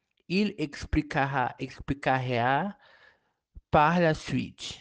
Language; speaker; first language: French; non-native, learner; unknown